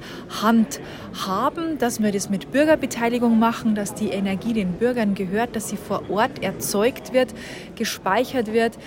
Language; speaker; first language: German; native; German